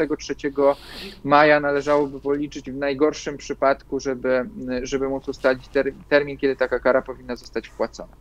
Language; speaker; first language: Polish; native; Polish